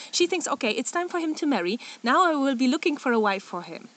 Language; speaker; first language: English; non-native, fluent; Polish